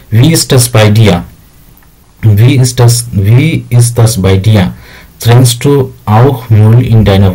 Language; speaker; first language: German; non-native, learner; Bangla